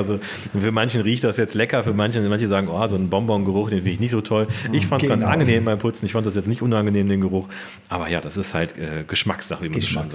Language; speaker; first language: German; native; German